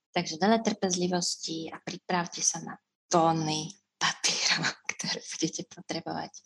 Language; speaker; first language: Slovak; non-native, fluent; Russian